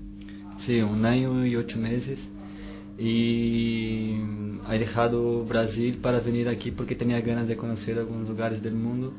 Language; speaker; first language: Spanish; non-native, fluent; Portuguese